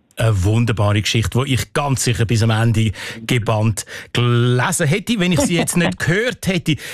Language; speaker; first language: German; native; German